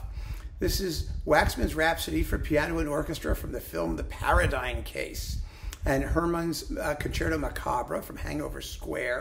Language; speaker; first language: English; native; English